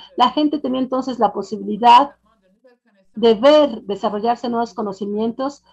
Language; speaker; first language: Spanish; non-native, fluent; French